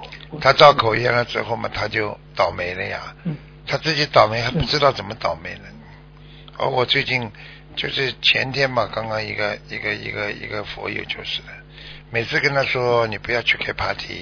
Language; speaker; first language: Chinese; native; Chinese